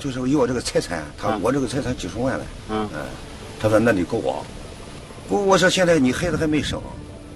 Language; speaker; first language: Chinese; native; Chinese